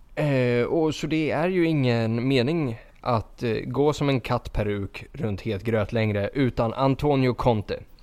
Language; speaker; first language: Swedish; native; Swedish